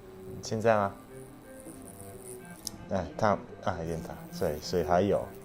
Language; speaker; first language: Chinese; non-native, fluent; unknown